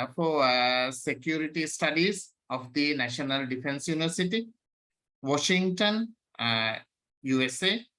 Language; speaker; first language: English; non-native, local second language; Sinhala